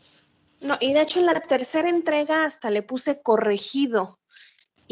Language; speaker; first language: Spanish; native; Spanish